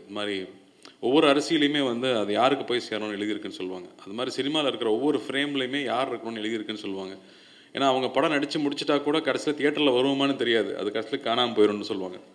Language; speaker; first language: Tamil; native; Tamil